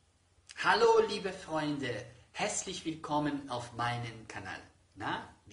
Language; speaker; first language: German; non-native, fluent; Spanish